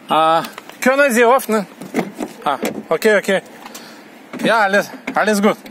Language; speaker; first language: German; non-native, learner; Russian